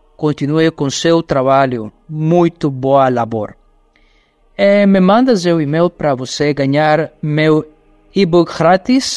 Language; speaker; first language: Portuguese; non-native, fluent; Spanish